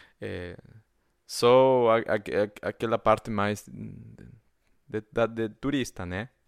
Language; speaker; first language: Portuguese; non-native, fluent; Spanish